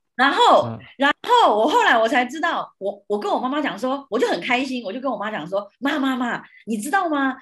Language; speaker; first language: Chinese; early bilingual, other home language; Burmese